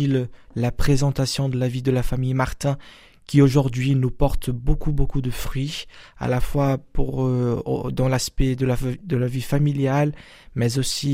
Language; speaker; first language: French; non-native, fluent; Portuguese